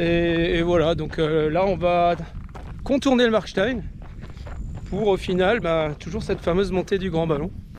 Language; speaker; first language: French; native; French